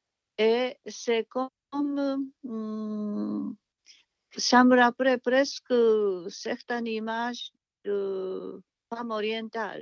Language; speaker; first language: French; non-native, fluent; Japanese